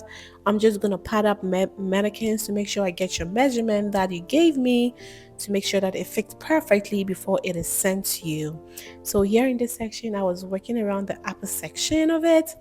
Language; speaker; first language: English; non-native, local second language; Akan